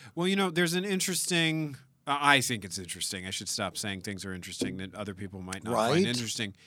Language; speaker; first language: English; native; English